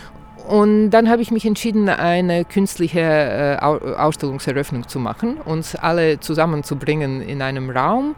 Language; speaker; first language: German; non-native, fluent; Croatian